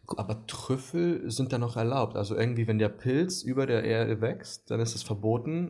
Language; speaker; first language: German; early bilingual, other home language; Greek